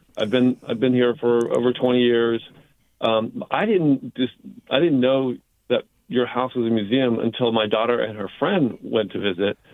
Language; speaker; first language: English; native; English